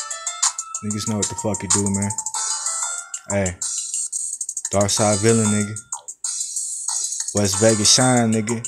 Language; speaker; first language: English; native; English